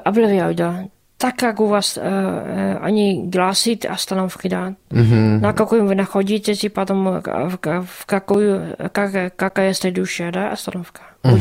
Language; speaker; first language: Russian; non-native, learner; Czech